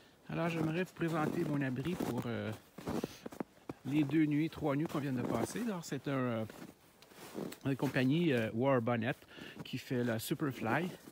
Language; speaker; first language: French; native; French